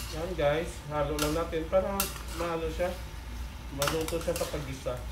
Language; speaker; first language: Filipino; non-native, local second language; Hiligaynon